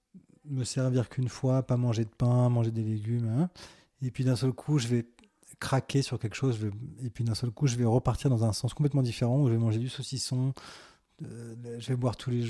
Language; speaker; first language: French; native; French